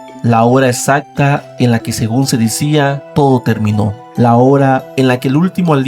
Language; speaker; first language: Spanish; native; Spanish